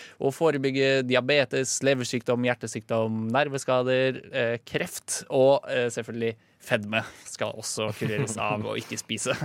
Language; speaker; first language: Norwegian; native; Norwegian